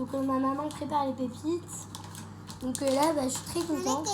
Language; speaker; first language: French; native; French